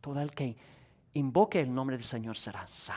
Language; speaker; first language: Spanish; native; Spanish